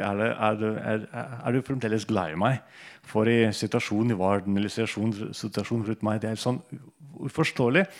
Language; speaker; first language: Norwegian; non-native, fluent; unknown